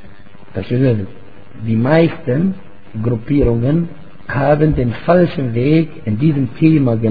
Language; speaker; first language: German; non-native, fluent; Arabic